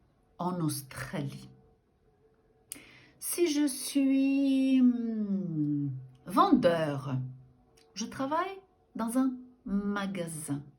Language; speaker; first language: French; non-native, fluent; Portuguese